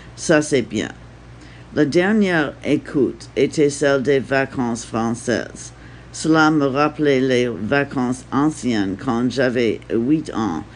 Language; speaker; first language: French; non-native, learner; English